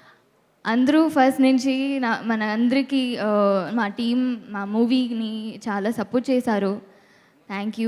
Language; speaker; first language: Telugu; non-native, local second language; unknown